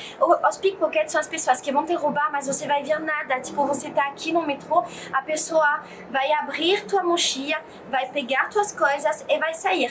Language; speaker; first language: Portuguese; non-native, fluent; French